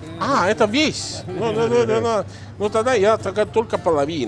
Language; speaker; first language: Russian; non-native, fluent; Italian